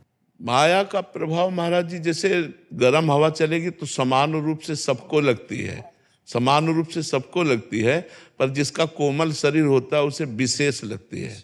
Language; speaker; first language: Hindi; native; Hindi